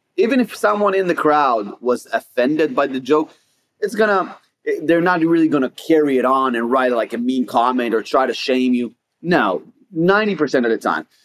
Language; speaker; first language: English; non-native, fluent; Hebrew